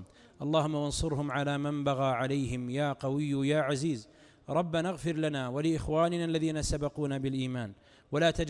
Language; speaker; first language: Arabic; native; Arabic